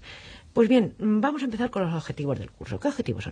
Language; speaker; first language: Spanish; native; Spanish